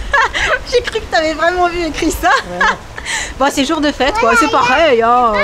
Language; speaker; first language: French; native; French